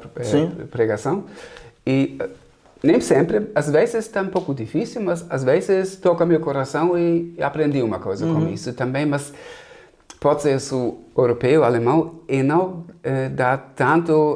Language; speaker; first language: Portuguese; non-native, fluent; German